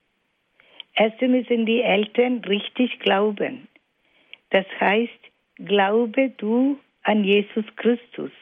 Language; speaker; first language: German; non-native, fluent; Malayalam